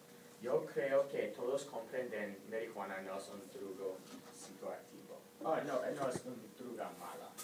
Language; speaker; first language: Spanish; non-native, learner; English